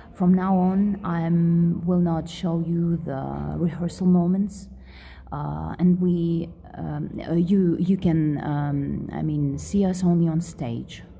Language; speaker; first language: English; non-native, fluent; Russian